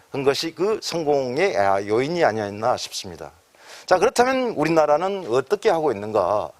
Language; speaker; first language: Korean; native; Korean